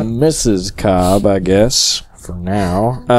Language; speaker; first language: English; native; English